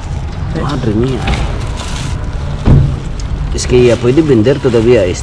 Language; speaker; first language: Spanish; non-native, learner; Filipino